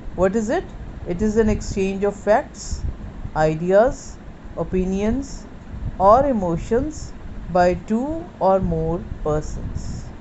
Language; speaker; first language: English; non-native, local second language; Punjabi